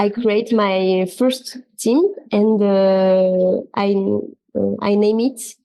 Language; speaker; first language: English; non-native, learner; French